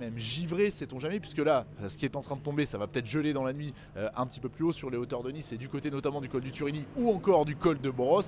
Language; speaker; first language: French; native; French